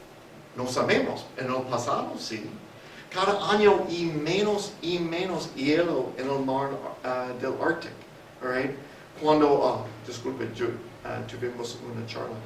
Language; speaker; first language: Spanish; non-native, fluent; English